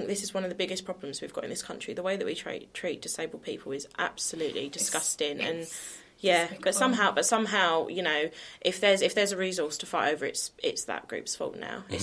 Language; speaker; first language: English; native; English